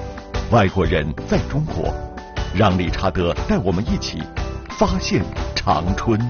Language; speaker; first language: Chinese; native; Chinese